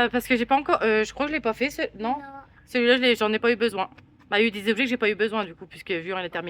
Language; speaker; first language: French; native; French